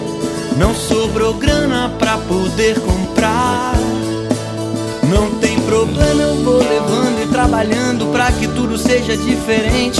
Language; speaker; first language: Portuguese; native; Portuguese